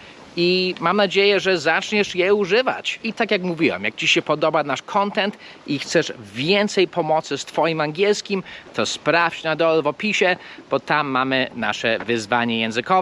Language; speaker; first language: Polish; non-native, fluent; English